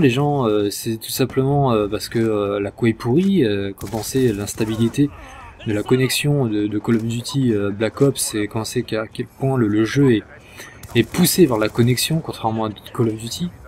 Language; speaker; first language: French; native; French